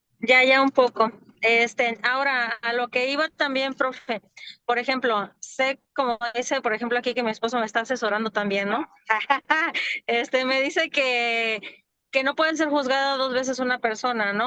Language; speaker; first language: Spanish; native; Spanish